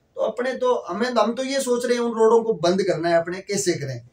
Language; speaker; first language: Hindi; native; Hindi